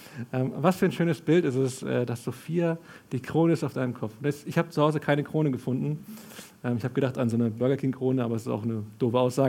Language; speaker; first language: German; native; German